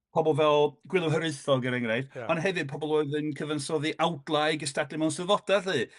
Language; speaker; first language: Welsh; non-native, fluent; English